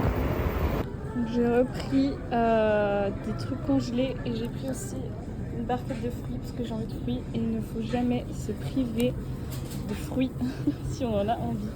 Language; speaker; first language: French; native; French